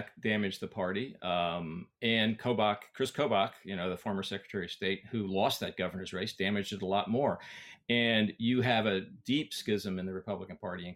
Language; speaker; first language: English; native; English